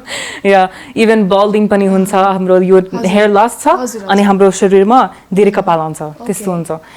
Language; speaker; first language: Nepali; early bilingual, heritage; English